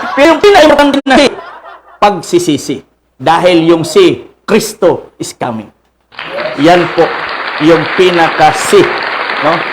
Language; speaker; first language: Filipino; non-native, local second language; Cebuano